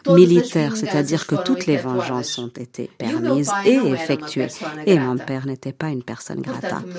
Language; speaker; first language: French; non-native, fluent; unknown